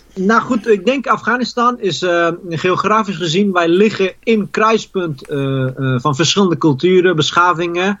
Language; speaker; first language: Dutch; early bilingual, other home language; Persian